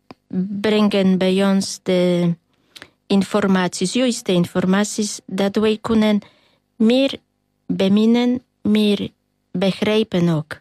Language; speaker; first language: Dutch; non-native, learner; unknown